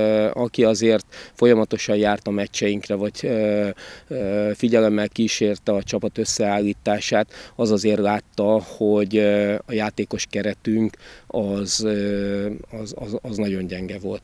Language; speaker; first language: Hungarian; native; Hungarian